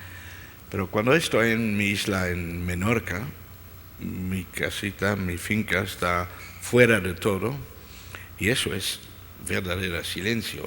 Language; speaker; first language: Spanish; non-native, fluent; Dutch